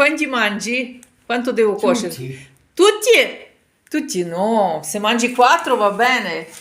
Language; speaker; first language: Italian; non-native, learner; Ukrainian